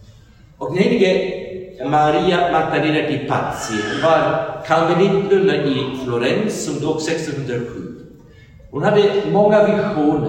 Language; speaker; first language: Swedish; non-native, fluent; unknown